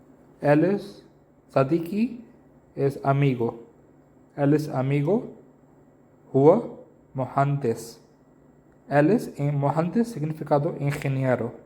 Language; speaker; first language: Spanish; non-native, learner; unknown